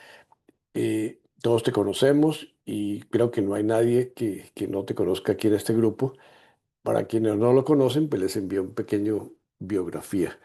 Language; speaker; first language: Spanish; native; Spanish